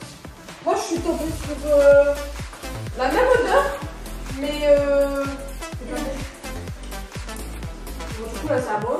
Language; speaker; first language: French; native; French